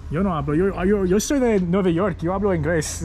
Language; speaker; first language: Spanish; non-native, learner; English